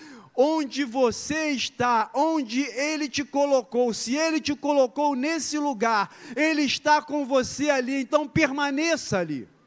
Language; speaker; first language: Portuguese; native; Portuguese